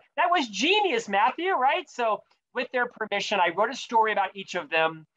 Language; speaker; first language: English; native; English